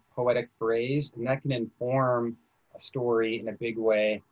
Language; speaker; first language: English; native; English